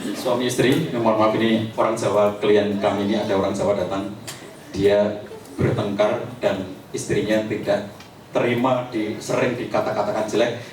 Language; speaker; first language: Indonesian; native; Indonesian